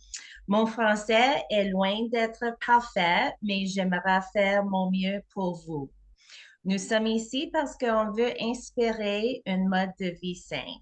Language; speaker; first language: French; non-native, learner; English